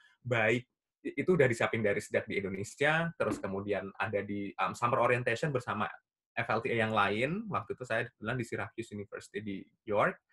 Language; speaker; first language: Indonesian; native; Indonesian